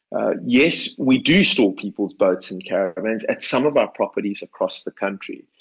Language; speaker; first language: English; native; English